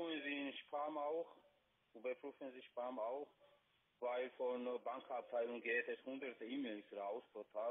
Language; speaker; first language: German; non-native, fluent; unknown